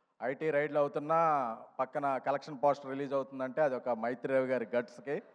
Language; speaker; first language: Telugu; native; Telugu